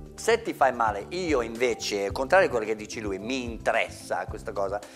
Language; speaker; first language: Italian; non-native, fluent; English